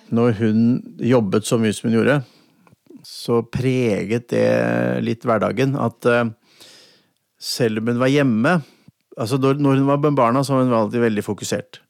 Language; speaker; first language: Norwegian; native; Norwegian